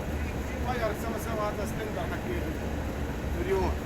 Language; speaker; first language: Arabic; native; Arabic